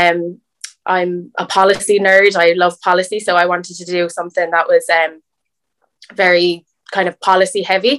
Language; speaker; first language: English; native; English